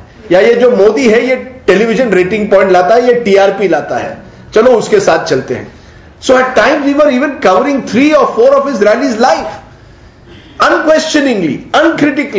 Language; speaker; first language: English; non-native, local second language; Marathi